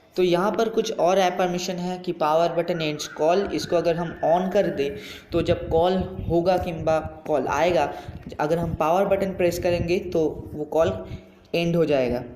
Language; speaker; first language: Hindi; non-native, local second language; Bangla